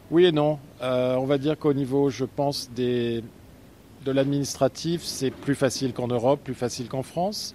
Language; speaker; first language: French; native; French